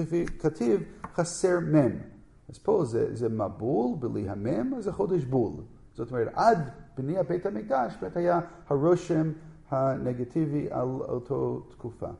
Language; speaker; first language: Hebrew; non-native, fluent; English